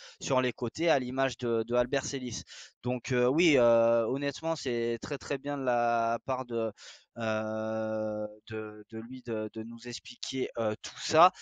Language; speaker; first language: French; native; French